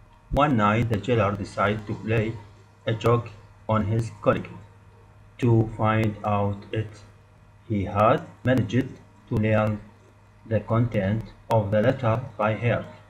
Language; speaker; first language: English; non-native, fluent; Arabic